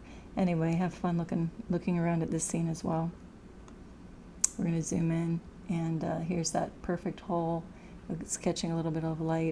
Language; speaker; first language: English; native; English